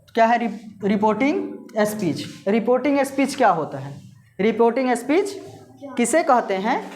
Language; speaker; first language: Hindi; native; Hindi